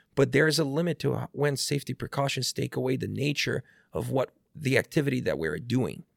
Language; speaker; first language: English; non-native, fluent; Portuguese